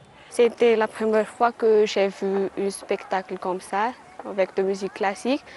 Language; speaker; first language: French; non-native, local second language; Malagasy